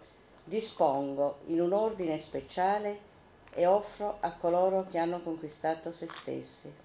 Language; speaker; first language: Italian; native; Italian